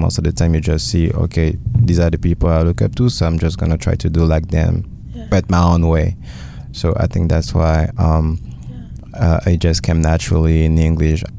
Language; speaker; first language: English; early bilingual, other home language; French